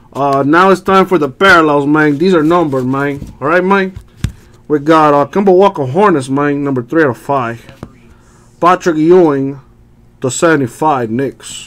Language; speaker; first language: English; native; English